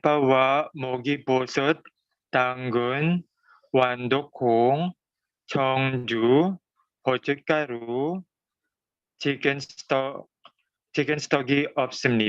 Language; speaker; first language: Korean; non-native, learner; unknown